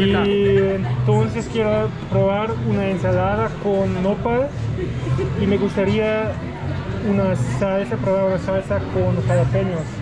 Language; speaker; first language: Spanish; non-native, learner; German